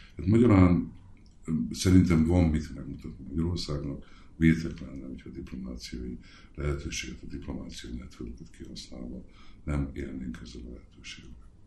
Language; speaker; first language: Hungarian; native; Hungarian